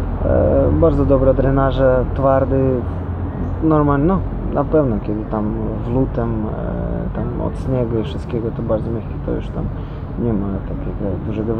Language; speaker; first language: Polish; non-native, learner; Russian